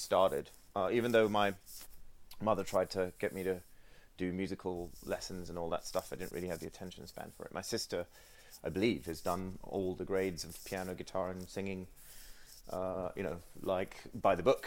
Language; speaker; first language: English; non-native, local second language; Sinhala